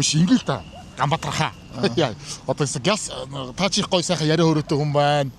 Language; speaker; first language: Mongolian; native; Mongolian